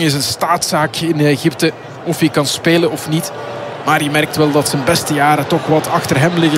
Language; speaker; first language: Dutch; native; Dutch